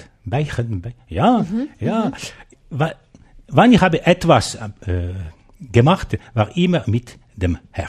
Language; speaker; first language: German; non-native, local second language; French